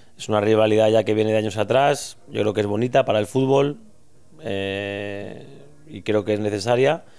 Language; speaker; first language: Spanish; native; Spanish